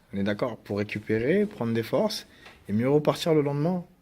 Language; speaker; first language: French; native; French